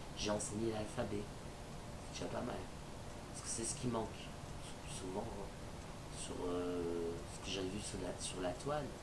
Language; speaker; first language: French; native; French